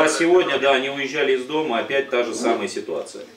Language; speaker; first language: Russian; native; Russian